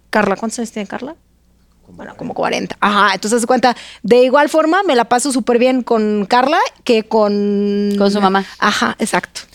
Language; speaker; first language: Spanish; non-native, fluent; Russian